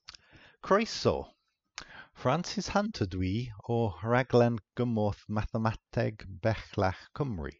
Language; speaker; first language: Welsh; non-native, fluent; English